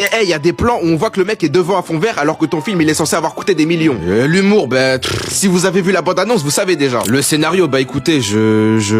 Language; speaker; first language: French; native; French